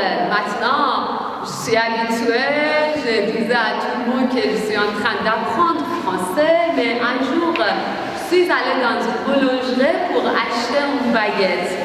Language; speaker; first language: French; non-native, learner; Persian